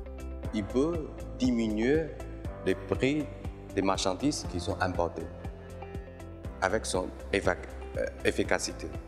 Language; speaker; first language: French; non-native, fluent; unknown